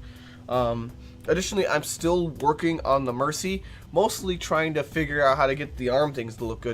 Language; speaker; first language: English; native; English